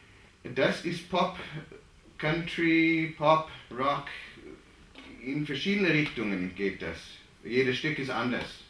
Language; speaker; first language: German; non-native, fluent; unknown